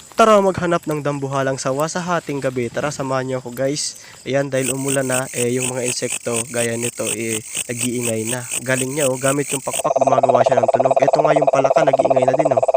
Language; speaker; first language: Filipino; native; Filipino